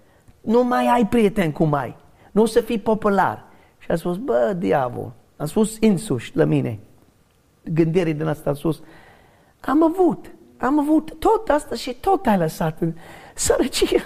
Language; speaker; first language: Romanian; non-native, learner; English